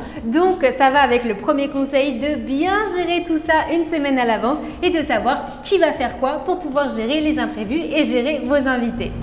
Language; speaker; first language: French; native; French